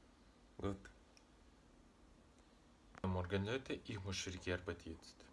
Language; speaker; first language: German; non-native, learner; Russian